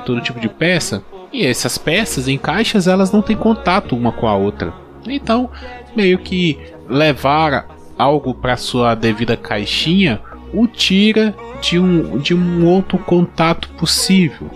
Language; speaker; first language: Portuguese; native; Portuguese